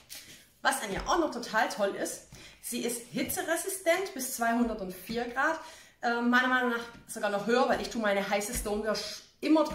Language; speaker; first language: German; native; German